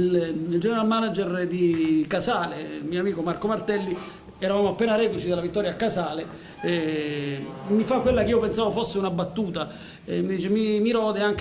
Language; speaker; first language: Italian; native; Italian